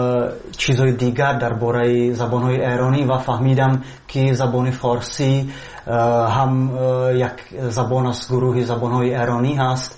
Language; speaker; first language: Persian; non-native, fluent; Slovak